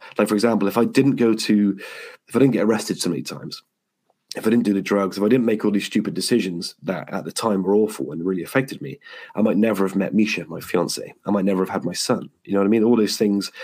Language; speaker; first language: English; native; English